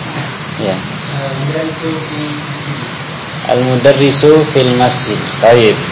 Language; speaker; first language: Arabic; non-native, fluent; Indonesian